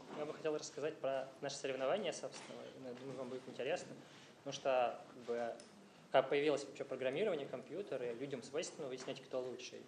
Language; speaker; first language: Russian; native; Russian